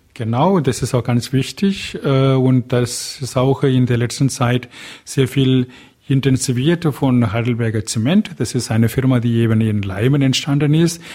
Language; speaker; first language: German; non-native, fluent; Tamil